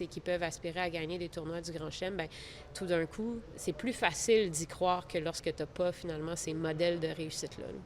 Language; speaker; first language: French; native; French